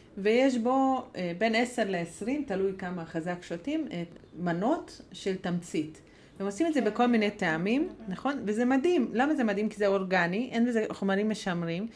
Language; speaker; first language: Hebrew; non-native, fluent; Hungarian